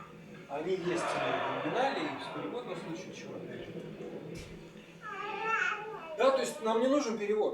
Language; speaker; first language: Russian; native; Russian